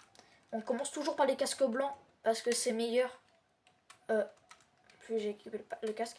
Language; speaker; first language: French; native; French